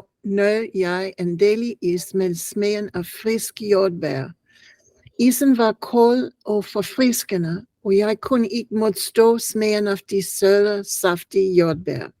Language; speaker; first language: Danish; non-native, learner; English